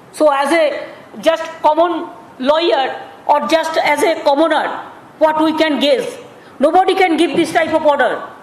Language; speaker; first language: English; non-native, local second language; Bangla